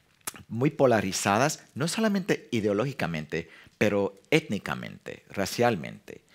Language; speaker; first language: Spanish; non-native, fluent; English